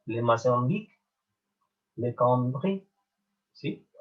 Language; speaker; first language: French; non-native, fluent; Spanish